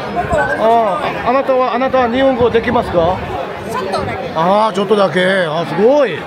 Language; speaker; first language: Japanese; non-native, learner; Korean